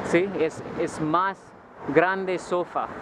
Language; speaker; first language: Spanish; non-native, learner; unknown